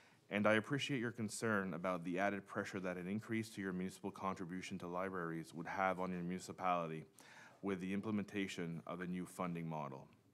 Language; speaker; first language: English; non-native, local second language; French